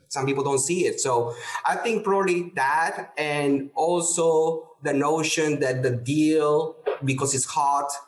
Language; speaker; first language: English; non-native, fluent; Spanish